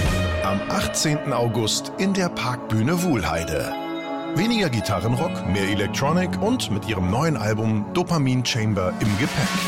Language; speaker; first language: German; native; German